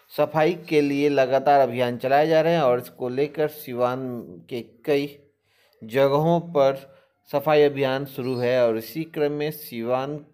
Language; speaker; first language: Hindi; native; Hindi